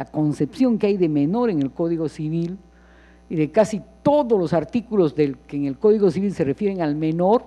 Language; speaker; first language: Spanish; native; Spanish